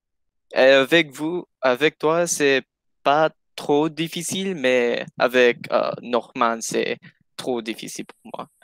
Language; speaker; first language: French; non-native, learner; English